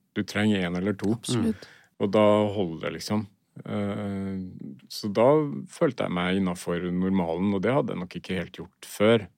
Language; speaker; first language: Norwegian; native; Norwegian